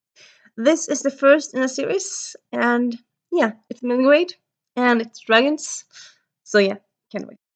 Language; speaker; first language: English; early bilingual, heritage; Norwegian